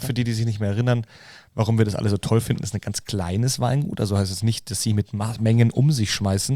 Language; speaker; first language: German; native; German